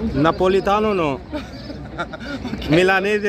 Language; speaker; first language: Italian; non-native, learner; Urdu